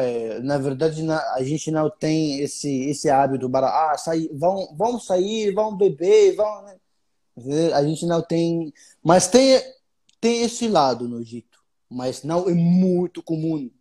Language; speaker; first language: Portuguese; non-native, fluent; Arabic